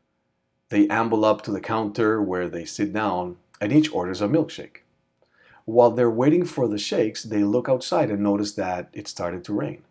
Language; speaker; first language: English; native; English